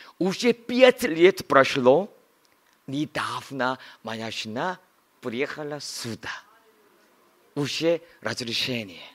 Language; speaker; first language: Russian; non-native, learner; Korean